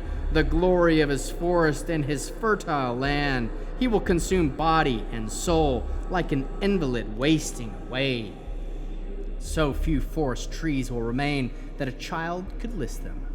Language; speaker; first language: English; native; English